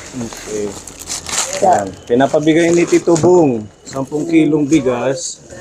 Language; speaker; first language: Filipino; non-native, local second language; Waray